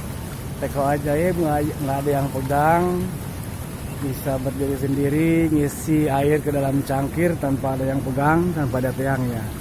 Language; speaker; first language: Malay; non-native, local second language; Sundanese